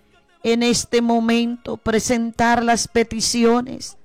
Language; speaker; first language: Spanish; native; Spanish